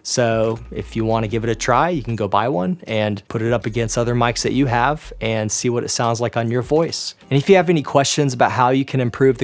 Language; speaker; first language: English; native; English